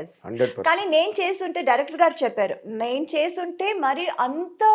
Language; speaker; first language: Telugu; non-native, local second language; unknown